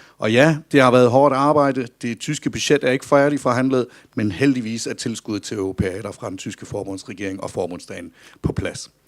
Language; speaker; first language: Danish; early bilingual, heritage; Danish